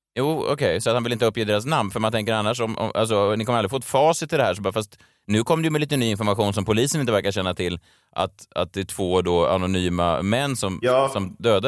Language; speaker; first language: Swedish; native; Swedish